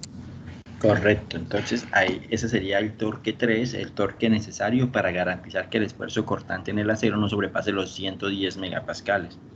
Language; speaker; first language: Spanish; native; Spanish